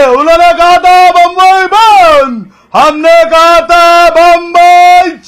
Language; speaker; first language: Hindi; non-native, local second language; Marathi